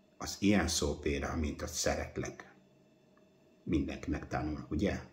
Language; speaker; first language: Hungarian; non-native, fluent; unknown